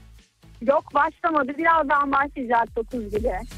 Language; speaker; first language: Turkish; early bilingual, other home language; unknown